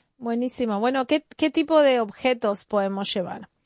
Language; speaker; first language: Spanish; native; Spanish